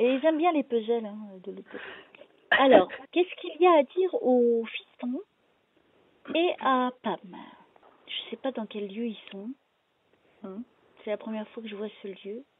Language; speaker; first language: French; native; French